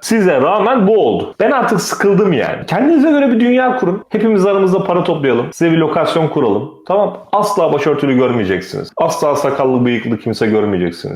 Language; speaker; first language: Turkish; native; Turkish